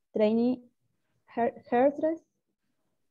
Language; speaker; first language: English; non-native, learner; Spanish